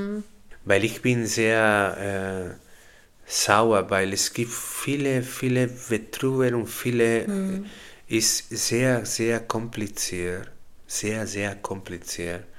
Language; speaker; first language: German; non-native, learner; Spanish